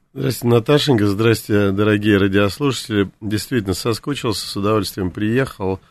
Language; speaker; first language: Russian; native; Russian